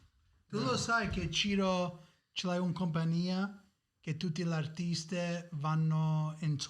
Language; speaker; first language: Italian; early bilingual, heritage; English